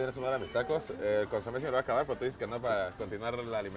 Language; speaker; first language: Spanish; native; Spanish